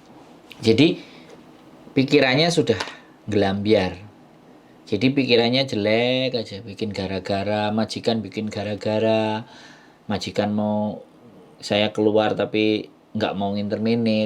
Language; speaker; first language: Indonesian; non-native, local second language; Javanese